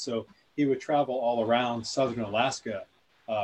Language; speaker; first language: English; native; English